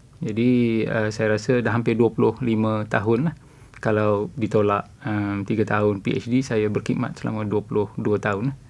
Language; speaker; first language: Malay; native; Malay